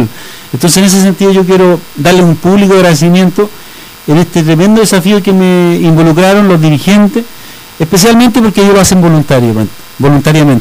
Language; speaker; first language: Spanish; native; Spanish